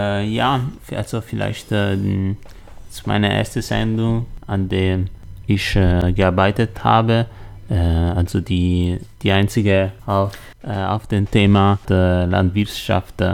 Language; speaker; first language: German; non-native, learner; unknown